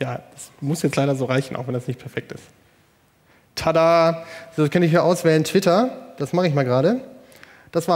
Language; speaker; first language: German; native; German